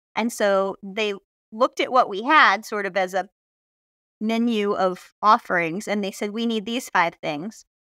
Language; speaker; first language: English; native; English